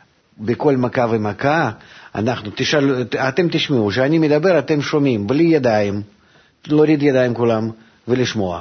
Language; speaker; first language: Hebrew; non-native, fluent; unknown